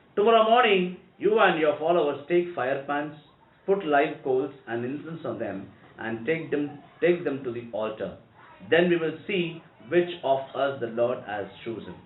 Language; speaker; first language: English; non-native, local second language; Telugu